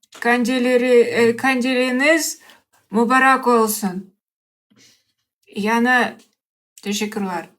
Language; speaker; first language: Turkish; non-native, learner; Russian